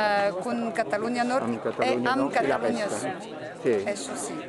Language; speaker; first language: Catalan; non-native, learner; French